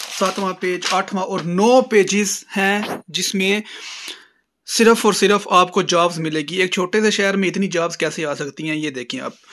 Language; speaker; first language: Urdu; non-native, local second language; Punjabi